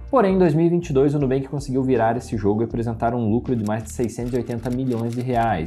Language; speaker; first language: Portuguese; native; Portuguese